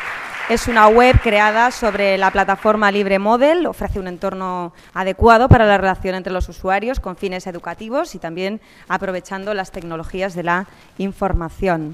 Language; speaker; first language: Spanish; native; Spanish